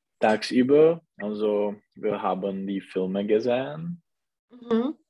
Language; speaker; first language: German; non-native, learner; Czech